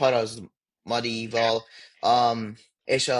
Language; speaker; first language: Hungarian; early bilingual, heritage; English